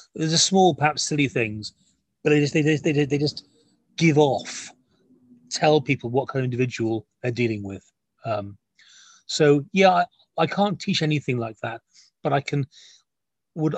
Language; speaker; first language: English; native; English